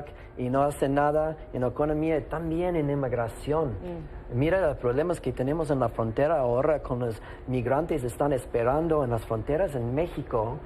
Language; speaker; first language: Spanish; non-native, fluent; English